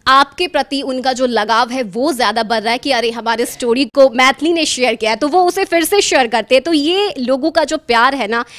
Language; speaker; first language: Hindi; native; Hindi